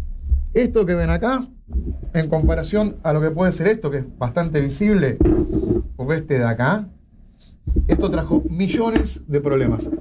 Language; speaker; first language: Spanish; native; Spanish